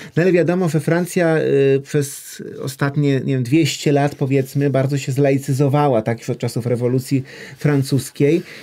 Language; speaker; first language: Polish; native; Polish